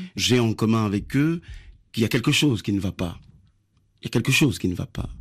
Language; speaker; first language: French; early bilingual, other home language; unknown